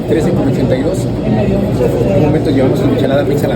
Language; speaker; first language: Spanish; native; Spanish